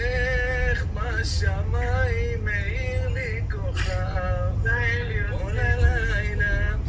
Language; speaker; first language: Hebrew; native; Hebrew